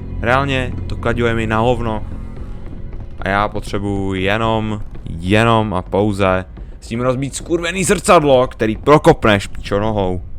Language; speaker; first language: Czech; native; Czech